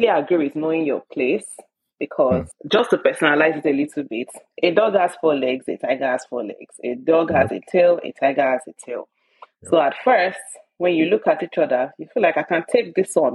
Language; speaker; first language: English; non-native, local second language; Yoruba